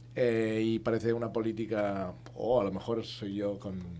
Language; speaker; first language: Spanish; native; Spanish